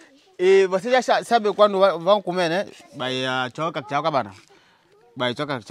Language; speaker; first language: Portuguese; non-native, learner; Vietnamese